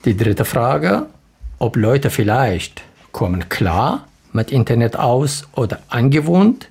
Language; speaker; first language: German; non-native, learner; Arabic